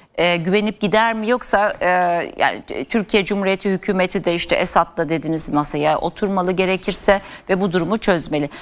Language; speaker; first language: Turkish; native; Turkish